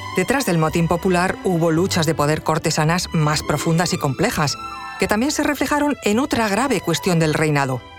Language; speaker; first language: Spanish; native; Spanish